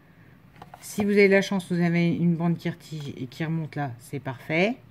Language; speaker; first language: French; native; French